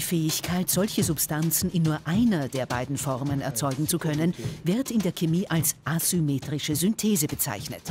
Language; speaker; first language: German; native; German